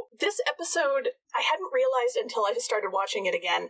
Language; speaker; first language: English; native; English